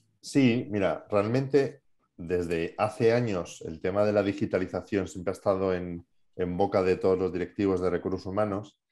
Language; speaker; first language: Spanish; native; Spanish